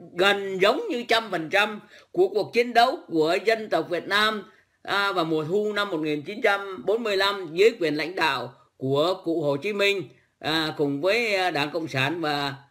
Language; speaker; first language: Vietnamese; native; Vietnamese